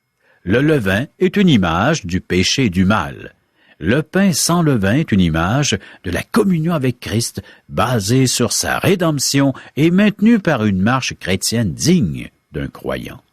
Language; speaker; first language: French; native; French